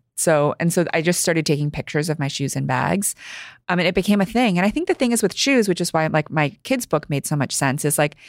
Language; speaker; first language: English; early bilingual, other home language; Cantonese